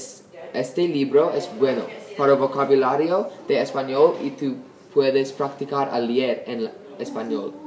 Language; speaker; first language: Spanish; non-native, learner; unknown